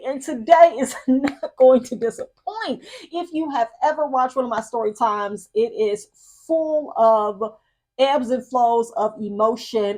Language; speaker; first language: English; native; English